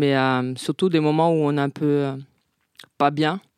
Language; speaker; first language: French; non-native, local second language; Guadeloupean Creole French